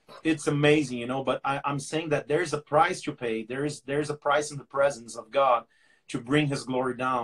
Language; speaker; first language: English; non-native, fluent; Portuguese